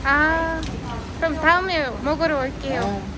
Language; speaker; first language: Korean; non-native, learner; Kazakh